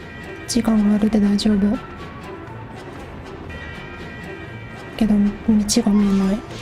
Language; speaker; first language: Japanese; non-native, learner; English